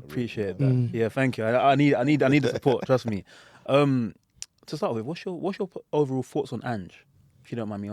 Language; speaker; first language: English; native; English